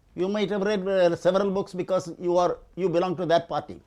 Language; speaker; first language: English; non-native, local second language; Tamil